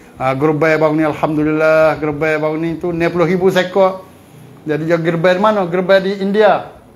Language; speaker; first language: Malay; native; Malay